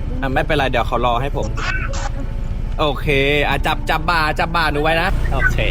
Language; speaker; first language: Thai; native; Thai